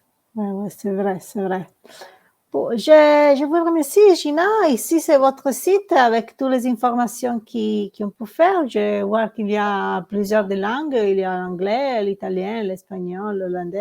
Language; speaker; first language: French; non-native, learner; Italian